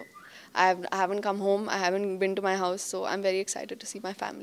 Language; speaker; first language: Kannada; non-native, local second language; Hindi